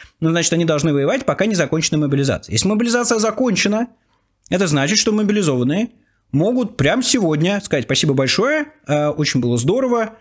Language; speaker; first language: Russian; native; Russian